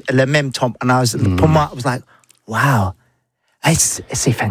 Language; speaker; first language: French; non-native, learner; English